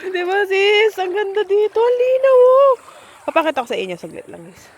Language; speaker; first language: Filipino; native; Filipino